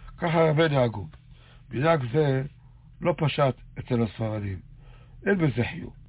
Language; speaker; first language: Hebrew; native; Hebrew